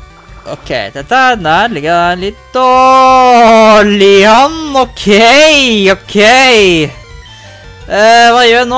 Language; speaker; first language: Norwegian; native; Norwegian